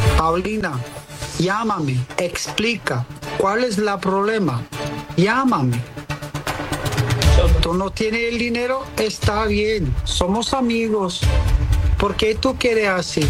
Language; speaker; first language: Spanish; non-native, learner; English